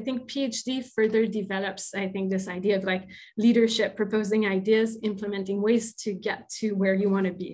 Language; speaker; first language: English; non-native, fluent; French